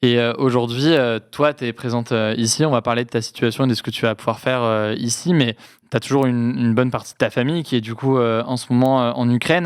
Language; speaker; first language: French; native; French